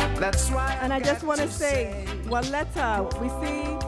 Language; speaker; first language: English; native; English